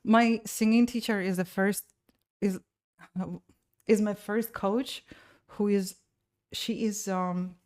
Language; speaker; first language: English; non-native, fluent; Latvian